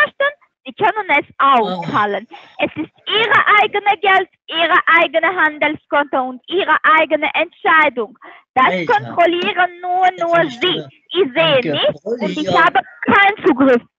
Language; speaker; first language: German; non-native, learner; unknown